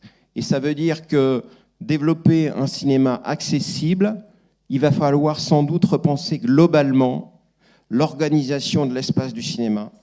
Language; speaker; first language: French; native; French